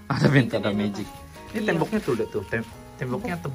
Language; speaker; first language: Indonesian; native; Indonesian